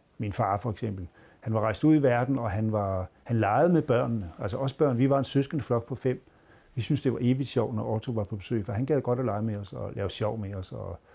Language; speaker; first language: Danish; native; Danish